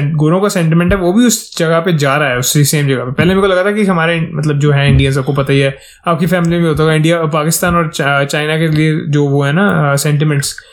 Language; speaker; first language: Hindi; native; Hindi